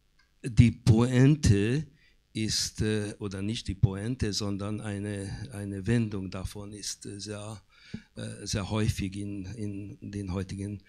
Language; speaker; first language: German; non-native, fluent; Hungarian